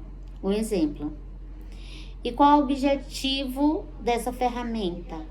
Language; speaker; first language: Portuguese; native; Portuguese